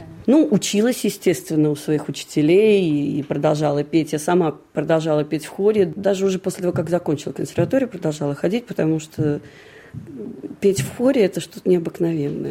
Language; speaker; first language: Russian; native; Russian